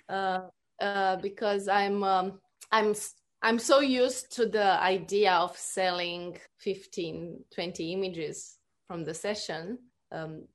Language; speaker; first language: English; non-native, fluent; Romanian